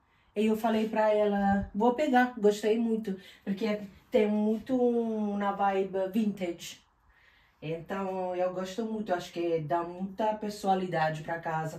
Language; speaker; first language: Portuguese; non-native, fluent; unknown